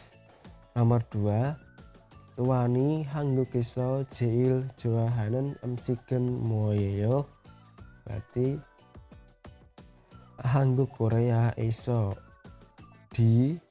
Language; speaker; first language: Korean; non-native, learner; Indonesian